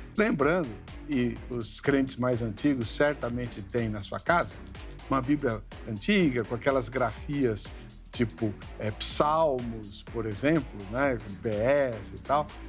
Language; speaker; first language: Portuguese; native; Portuguese